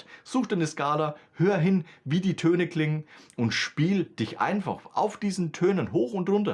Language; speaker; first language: German; native; German